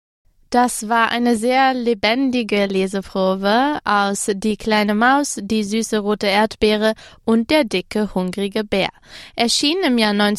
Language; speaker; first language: German; native; German